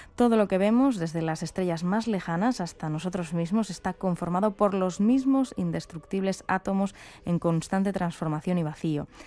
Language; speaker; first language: Spanish; native; Spanish